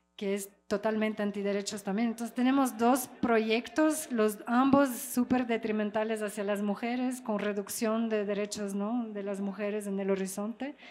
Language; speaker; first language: Spanish; non-native, fluent; French